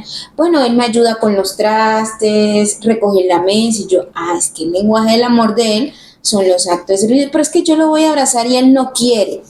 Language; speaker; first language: Spanish; native; Spanish